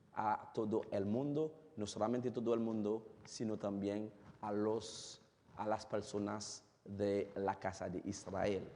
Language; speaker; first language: Spanish; non-native, fluent; Haitian Creole